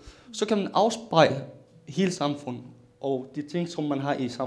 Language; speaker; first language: Danish; non-native, local second language; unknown